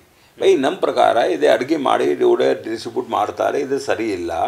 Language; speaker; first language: Kannada; non-native, learner; Hindi